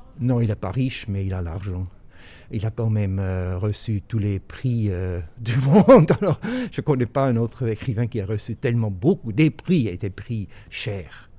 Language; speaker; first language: French; non-native, local second language; German